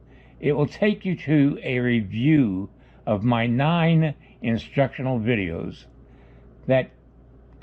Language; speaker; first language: English; native; English